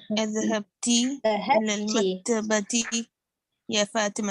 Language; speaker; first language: Arabic; non-native, learner; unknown